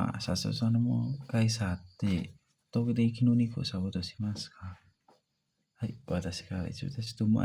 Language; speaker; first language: Japanese; non-native, learner; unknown